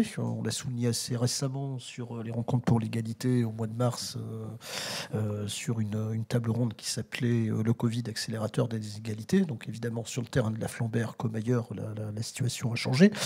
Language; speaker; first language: French; native; French